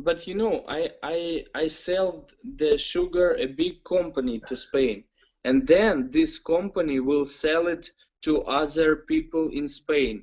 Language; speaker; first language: English; non-native, learner; Ukrainian